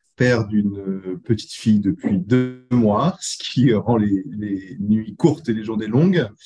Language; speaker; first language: French; native; French